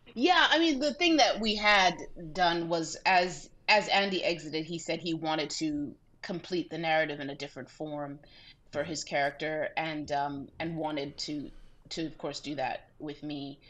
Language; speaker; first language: English; native; English